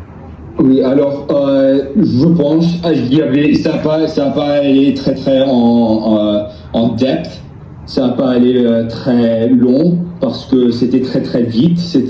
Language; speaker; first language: French; non-native, learner; English